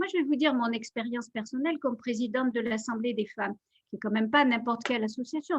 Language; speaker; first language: French; native; French